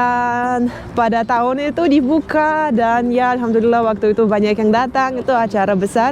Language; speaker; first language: Indonesian; non-native, fluent; Russian